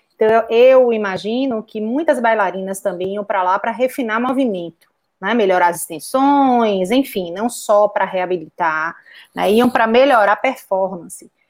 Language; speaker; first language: Portuguese; native; Portuguese